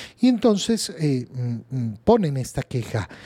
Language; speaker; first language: Spanish; native; Spanish